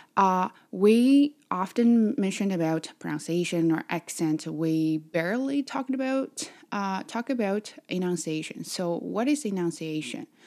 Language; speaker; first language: English; non-native, fluent; Chinese